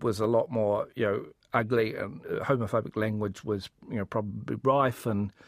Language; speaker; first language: English; native; English